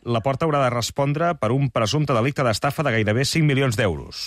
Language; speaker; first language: Catalan; native; Catalan